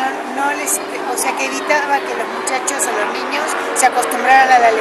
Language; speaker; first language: Spanish; native; Spanish